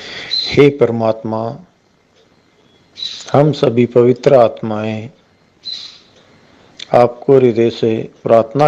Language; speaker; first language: Hindi; native; Hindi